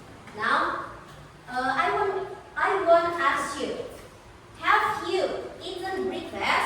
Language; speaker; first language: English; non-native, learner; Indonesian